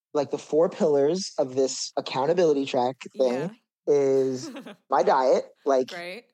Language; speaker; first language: English; native; English